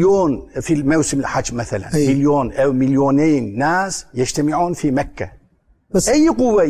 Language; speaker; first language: Arabic; non-native, learner; Turkish